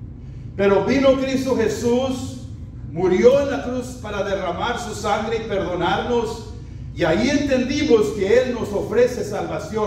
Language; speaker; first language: Spanish; native; Spanish